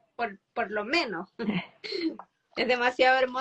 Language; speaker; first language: Spanish; native; Spanish